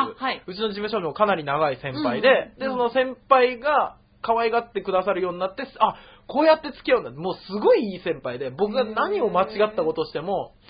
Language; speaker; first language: Japanese; native; Japanese